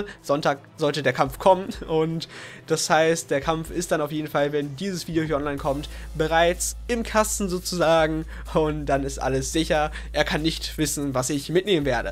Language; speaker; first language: German; native; German